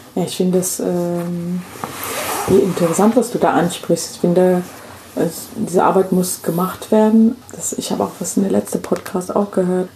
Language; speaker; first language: German; non-native, fluent; English